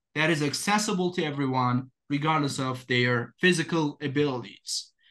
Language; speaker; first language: English; non-native, fluent; Turkish